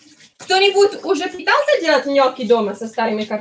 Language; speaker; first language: Russian; early bilingual, heritage; Italian